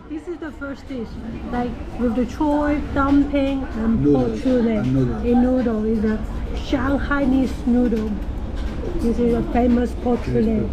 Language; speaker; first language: English; non-native, local second language; Cantonese